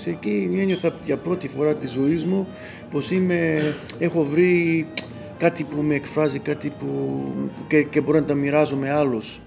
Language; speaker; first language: Greek; early bilingual, heritage; Greek